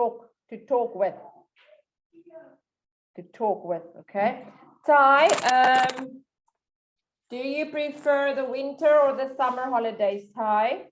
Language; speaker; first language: English; non-native, fluent; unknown